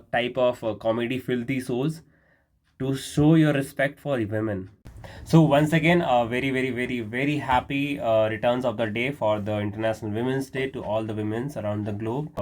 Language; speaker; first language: English; non-native, local second language; Hindi